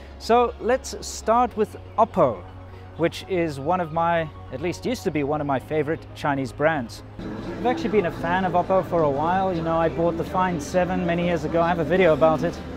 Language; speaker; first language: English; native; English